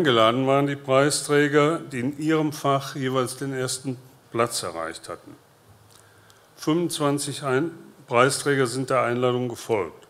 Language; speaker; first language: German; native; German